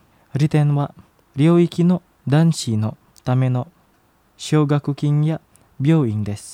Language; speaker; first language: Japanese; non-native, fluent; Indonesian